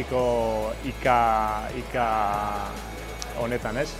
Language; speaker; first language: Basque; native; Basque